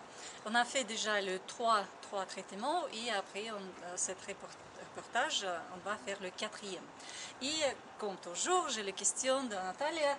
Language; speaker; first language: French; non-native, learner; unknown